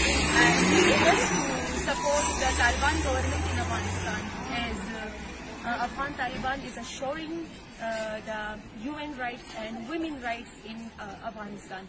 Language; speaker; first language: English; non-native, learner; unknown